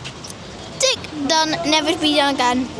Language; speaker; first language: English; native; English